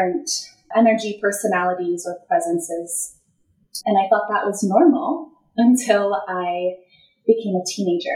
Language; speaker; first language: English; native; English